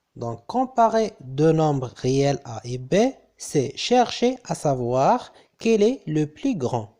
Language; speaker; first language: French; non-native, local second language; Arabic